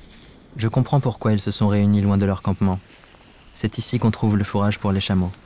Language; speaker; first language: French; native; French